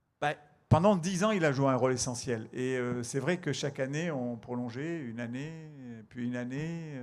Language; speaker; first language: French; native; French